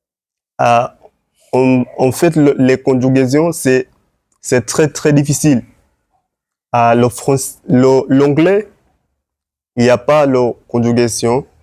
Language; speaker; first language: French; non-native, learner; Swahili